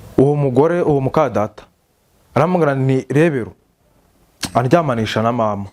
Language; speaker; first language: Kinyarwanda; native; Kinyarwanda